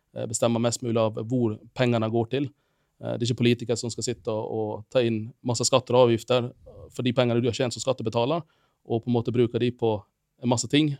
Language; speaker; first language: Norwegian; non-native, fluent; Finnish